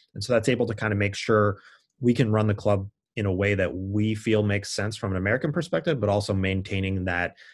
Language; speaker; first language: English; native; English